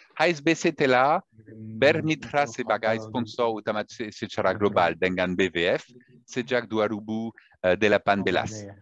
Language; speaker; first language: Indonesian; non-native, learner; French